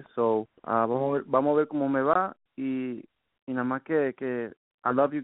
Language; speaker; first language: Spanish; early bilingual, heritage; Spanish